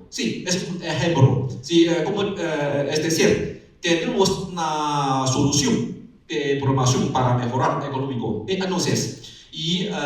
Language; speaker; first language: Spanish; non-native, learner; Chinese